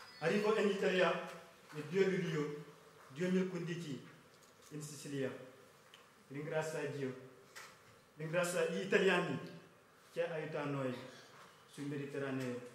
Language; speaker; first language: Italian; non-native, learner; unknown